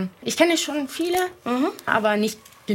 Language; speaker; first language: German; non-native, fluent; Italian